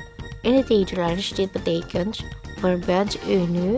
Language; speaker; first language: Dutch; non-native, learner; Indonesian